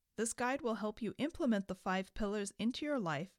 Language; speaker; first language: English; native; English